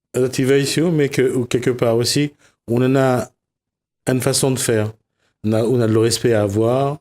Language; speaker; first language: French; non-native, local second language; Réunion Creole French